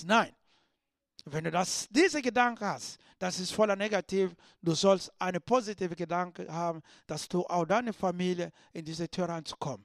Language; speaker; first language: German; non-native, learner; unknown